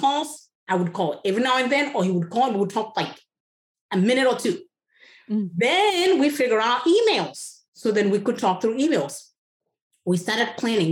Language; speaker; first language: English; non-native, local second language; Kikuyu